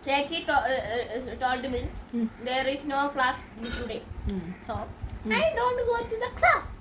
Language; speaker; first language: English; non-native, learner; Malayalam